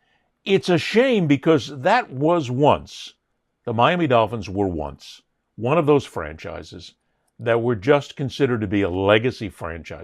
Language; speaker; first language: English; native; English